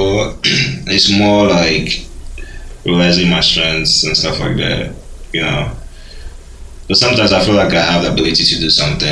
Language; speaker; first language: English; non-native, local second language; Igbo